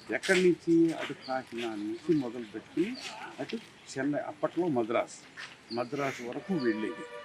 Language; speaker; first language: Telugu; native; Telugu